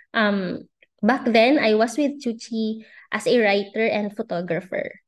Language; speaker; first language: English; non-native, local second language; Bikol